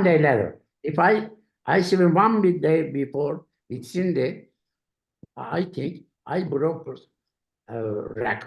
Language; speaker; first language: English; non-native, learner; Turkish